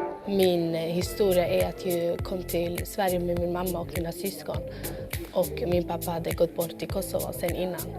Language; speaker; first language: Swedish; early bilingual, other home language; Albanian